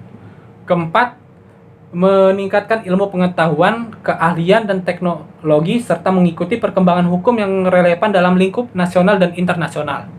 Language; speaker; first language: Indonesian; native; Indonesian